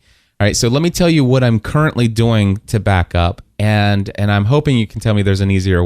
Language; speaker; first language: English; native; English